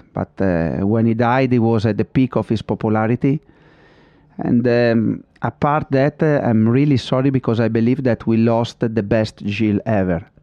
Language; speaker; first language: English; non-native, fluent; Italian